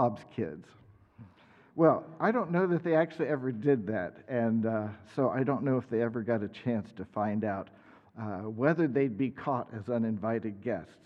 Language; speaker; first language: English; native; English